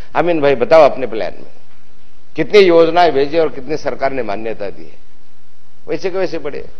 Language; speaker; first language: Hindi; non-native, local second language; Marathi